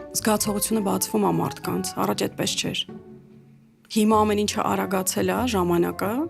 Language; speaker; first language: Armenian; early bilingual, heritage; Armenian